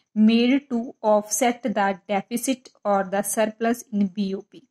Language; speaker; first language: English; non-native, local second language; Punjabi